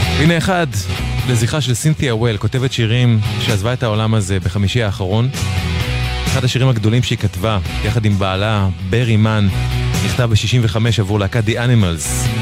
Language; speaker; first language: Hebrew; native; Hebrew